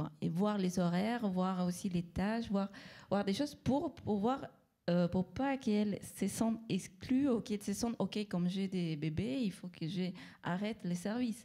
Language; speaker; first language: French; non-native, fluent; Spanish